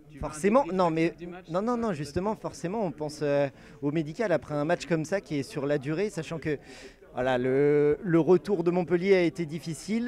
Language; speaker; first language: French; native; French